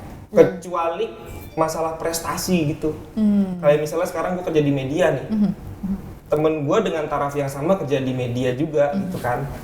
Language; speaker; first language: Indonesian; native; Indonesian